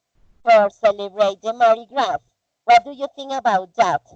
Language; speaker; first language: English; non-native, learner; Spanish